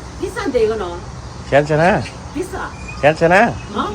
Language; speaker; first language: Korean; non-native, learner; Thai